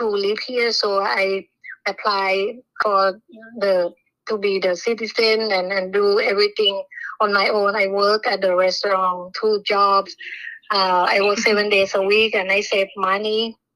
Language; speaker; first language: English; non-native, learner; Thai